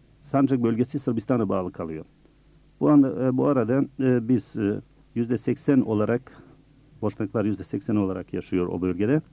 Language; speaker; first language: Turkish; early bilingual, other home language; Bosnian